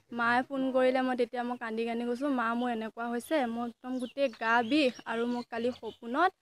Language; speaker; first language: Assamese; native; Assamese